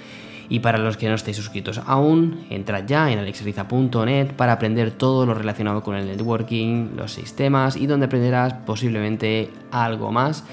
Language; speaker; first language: Spanish; native; Spanish